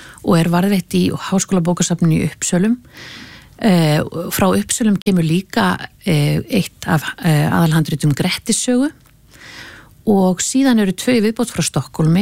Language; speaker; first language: Icelandic; native; Icelandic